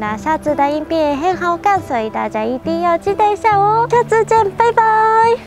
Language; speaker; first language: Chinese; non-native, fluent; Japanese